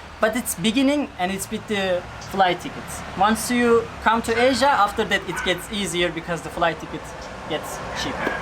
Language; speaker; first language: English; non-native, fluent; Turkish